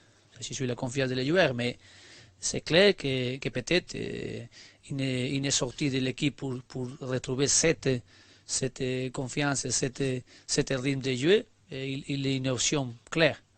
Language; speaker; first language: French; non-native, learner; Spanish